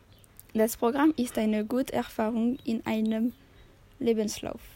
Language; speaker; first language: German; non-native, learner; French